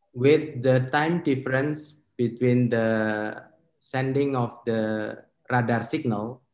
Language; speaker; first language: English; non-native, fluent; Indonesian